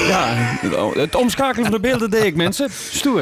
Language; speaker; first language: Dutch; native; Dutch